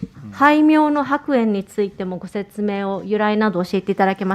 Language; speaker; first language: Japanese; native; Japanese